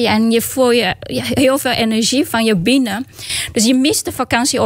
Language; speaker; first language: Dutch; non-native, learner; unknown